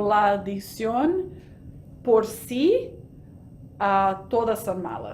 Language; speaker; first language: Spanish; non-native, fluent; Portuguese